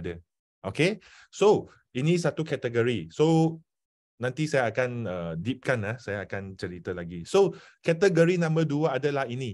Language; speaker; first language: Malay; non-native, local second language; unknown